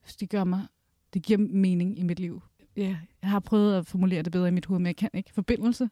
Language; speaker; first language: Danish; early bilingual, other home language; Kurdish